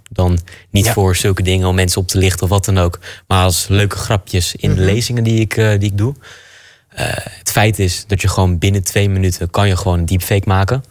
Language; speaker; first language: Dutch; native; Dutch